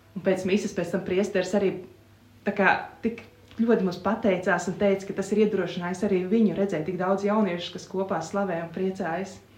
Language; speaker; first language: Latvian; native; Latvian